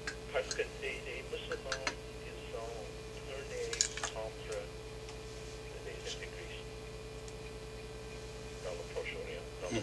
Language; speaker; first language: French; non-native, learner; English